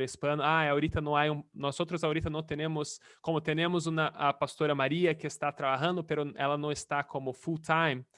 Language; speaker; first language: Spanish; non-native, fluent; Portuguese